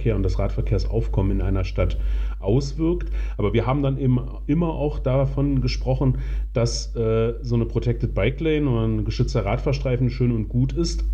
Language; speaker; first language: German; native; German